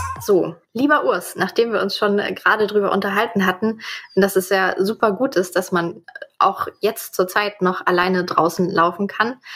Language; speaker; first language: German; native; German